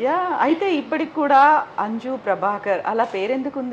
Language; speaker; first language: Telugu; native; Telugu